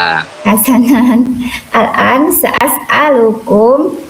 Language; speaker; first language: Arabic; non-native, learner; Indonesian